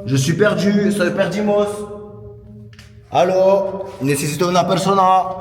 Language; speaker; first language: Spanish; non-native, learner; French